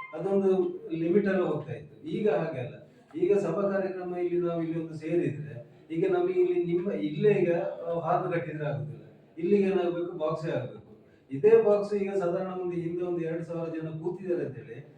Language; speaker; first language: Kannada; native; Kannada